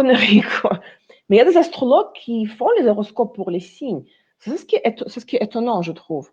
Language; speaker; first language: French; non-native, fluent; Russian